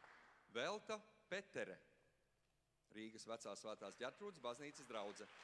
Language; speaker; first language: Latvian; native; Latvian